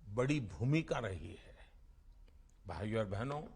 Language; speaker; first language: Hindi; non-native, local second language; Gujarati